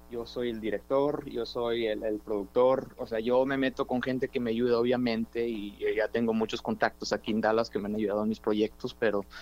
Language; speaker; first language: Spanish; early bilingual, heritage; Spanish